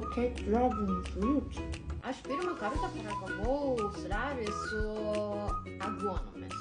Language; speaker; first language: Lithuanian; non-native, learner; Japanese